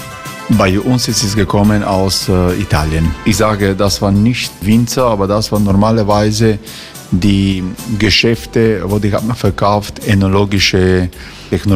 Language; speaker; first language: German; non-native, learner; Croatian